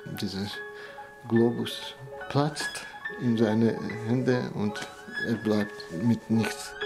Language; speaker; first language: German; non-native, fluent; Russian